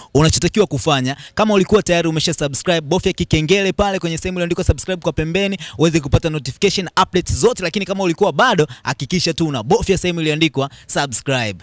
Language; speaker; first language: Swahili; native; Swahili